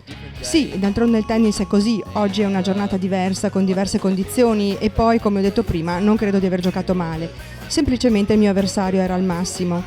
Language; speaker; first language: Italian; native; Italian